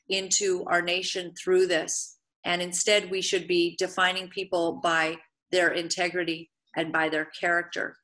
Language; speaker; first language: English; native; English